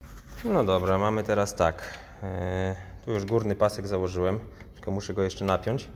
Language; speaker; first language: Polish; native; Polish